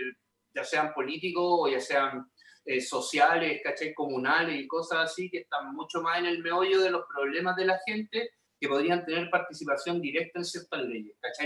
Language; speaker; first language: Spanish; native; Spanish